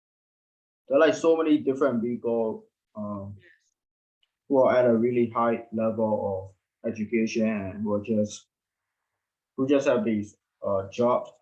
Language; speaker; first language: English; non-native, fluent; Burmese